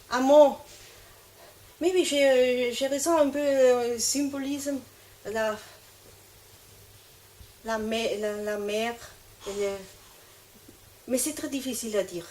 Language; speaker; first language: French; non-native, learner; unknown